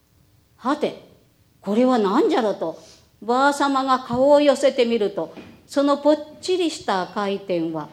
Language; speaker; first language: Japanese; native; Japanese